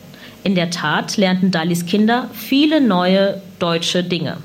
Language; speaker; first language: German; early bilingual, other home language; Punjabi